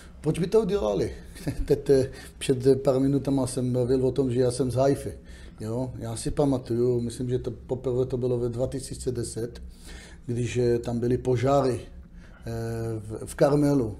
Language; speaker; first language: Czech; non-native, fluent; Hebrew